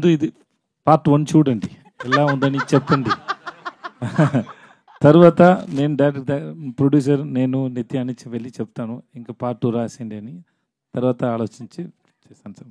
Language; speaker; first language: Telugu; non-native, learner; Tamil